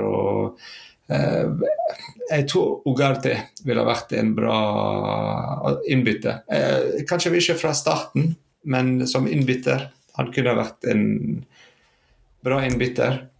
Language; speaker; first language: Norwegian; non-native, fluent; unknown